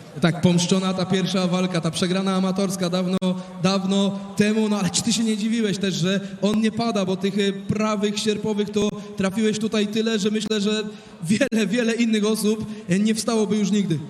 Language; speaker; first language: Polish; native; Polish